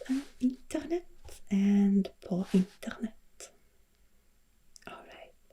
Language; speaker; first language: Norwegian; non-native, learner; German